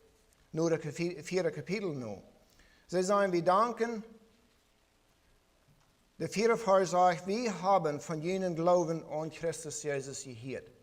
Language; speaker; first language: German; non-native, learner; Plautdietsch